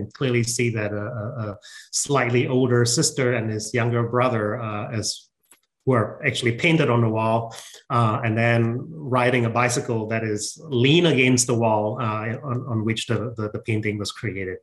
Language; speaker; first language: English; non-native, local second language; Min Nan Chinese